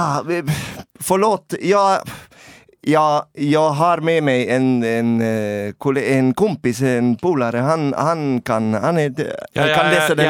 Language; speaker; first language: Norwegian; native; Norwegian